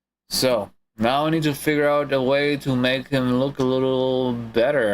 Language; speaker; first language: English; non-native, fluent; German